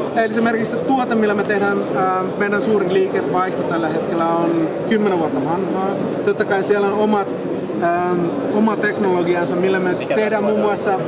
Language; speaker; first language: Finnish; native; Finnish